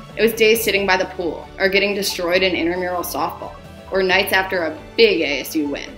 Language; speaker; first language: English; native; English